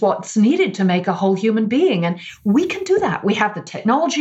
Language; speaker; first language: English; native; English